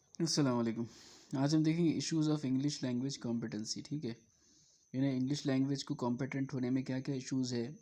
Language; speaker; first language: Urdu; native; Urdu